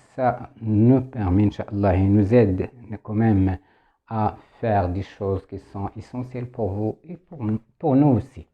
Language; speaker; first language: French; non-native, local second language; Arabic